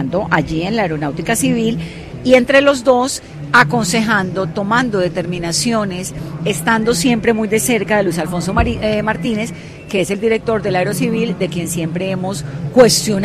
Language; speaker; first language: Spanish; native; Spanish